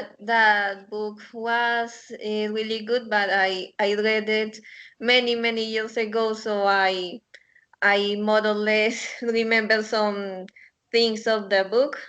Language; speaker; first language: English; non-native, learner; Spanish